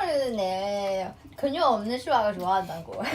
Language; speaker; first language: Korean; non-native, fluent; Chinese